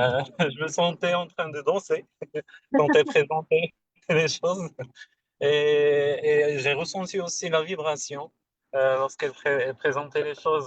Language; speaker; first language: French; non-native, fluent; Arabic